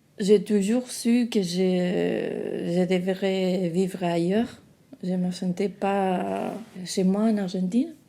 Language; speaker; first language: French; non-native, fluent; Spanish